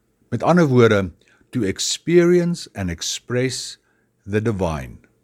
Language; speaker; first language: English; non-native, local second language; Afrikaans